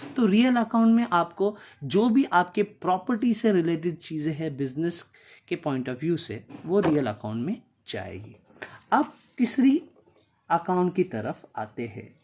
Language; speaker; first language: Hindi; non-native, local second language; Tulu